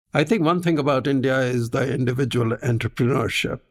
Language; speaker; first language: English; non-native, local second language; Punjabi